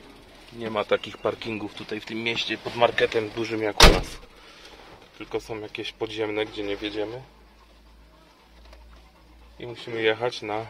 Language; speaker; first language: Polish; native; Polish